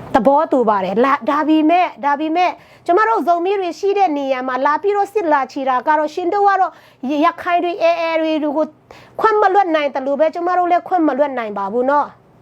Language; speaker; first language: Burmese; non-native, local second language; Tedim Chin